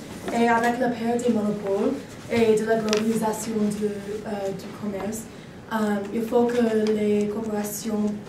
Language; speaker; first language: French; non-native, learner; English